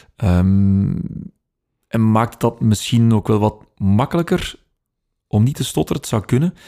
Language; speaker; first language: Dutch; native; Dutch